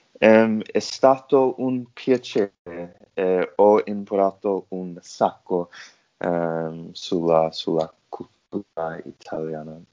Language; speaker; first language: Italian; non-native, learner; English